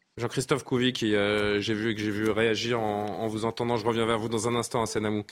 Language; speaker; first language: French; native; French